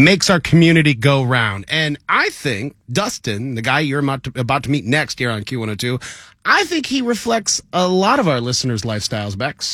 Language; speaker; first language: English; native; English